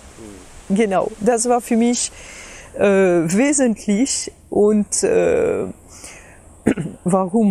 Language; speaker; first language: German; non-native, fluent; French